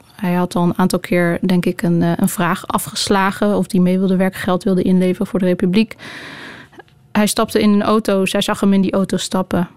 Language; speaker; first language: Dutch; native; Dutch